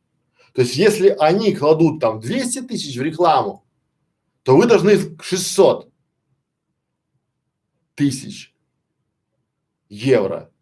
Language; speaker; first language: Russian; native; Russian